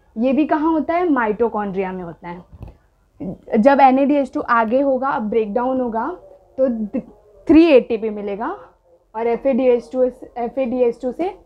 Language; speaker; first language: Hindi; non-native, local second language; Marathi